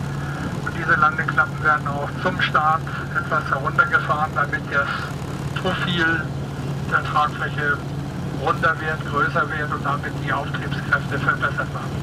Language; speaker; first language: German; native; German